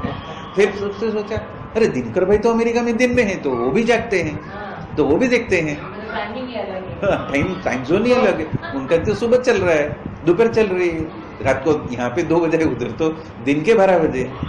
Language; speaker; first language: Hindi; non-native, local second language; Gujarati